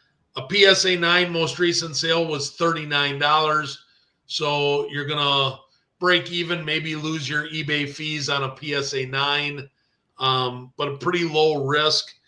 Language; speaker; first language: English; native; English